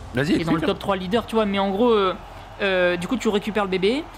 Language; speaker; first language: French; native; French